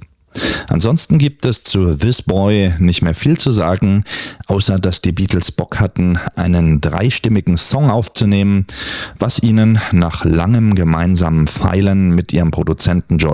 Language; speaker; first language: German; native; German